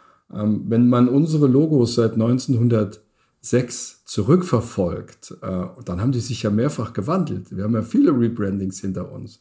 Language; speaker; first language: German; native; German